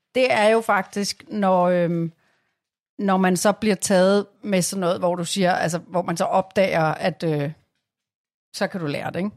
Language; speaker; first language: Danish; native; Danish